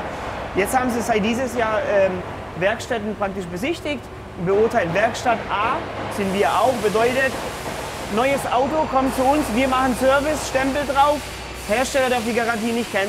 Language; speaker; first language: German; early bilingual, other home language; Polish